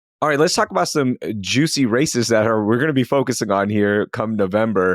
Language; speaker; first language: English; native; English